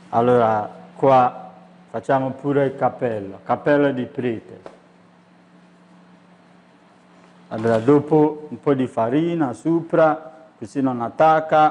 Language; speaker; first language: Italian; non-native, learner; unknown